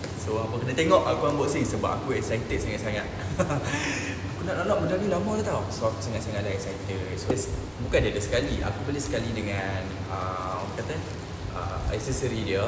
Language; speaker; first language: Malay; native; Malay